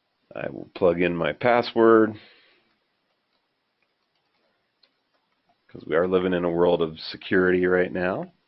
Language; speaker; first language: English; native; English